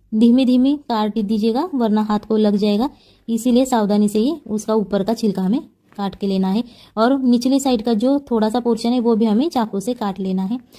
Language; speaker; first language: Hindi; non-native, local second language; Marathi